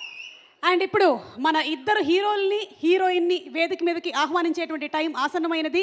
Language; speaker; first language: Telugu; native; Telugu